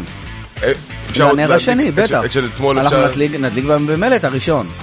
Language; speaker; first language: Hebrew; native; Hebrew